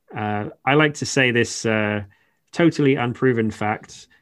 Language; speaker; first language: English; native; English